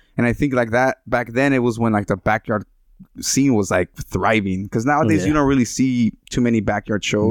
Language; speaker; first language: English; early bilingual, other home language; Spanish